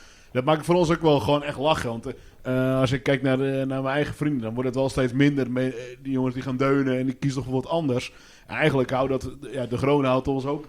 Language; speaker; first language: Dutch; native; Dutch